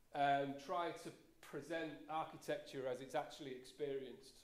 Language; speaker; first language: English; native; English